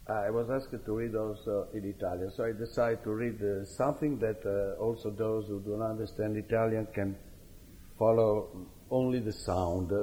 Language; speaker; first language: English; non-native, fluent; Italian